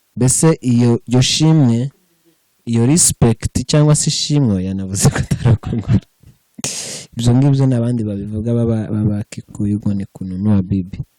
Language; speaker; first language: Kinyarwanda; native; Kinyarwanda